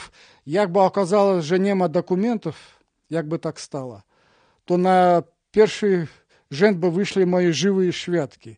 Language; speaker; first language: Polish; non-native, learner; Russian